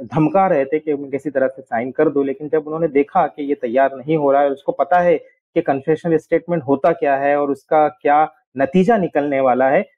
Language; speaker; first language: Hindi; non-native, local second language; Urdu